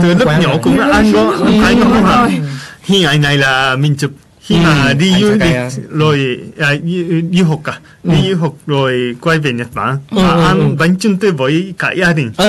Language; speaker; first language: Vietnamese; non-native, learner; Japanese